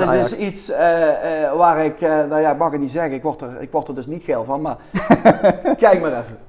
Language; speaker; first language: Dutch; native; Dutch